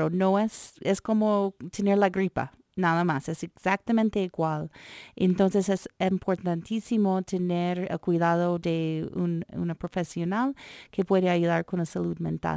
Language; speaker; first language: Spanish; non-native, fluent; English